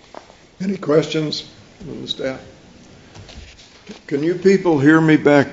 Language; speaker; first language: English; native; English